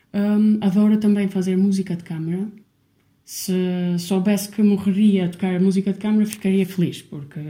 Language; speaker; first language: Portuguese; non-native, fluent; Albanian